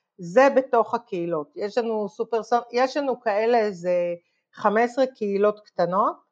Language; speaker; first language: Hebrew; native; Hebrew